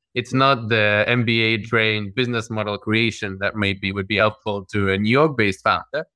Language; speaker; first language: English; early bilingual, other home language; Russian